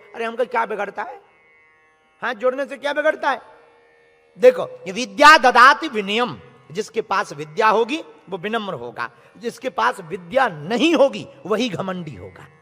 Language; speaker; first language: Hindi; native; Hindi